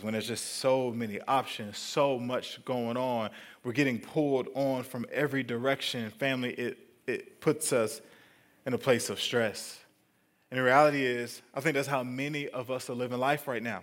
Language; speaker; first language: English; native; English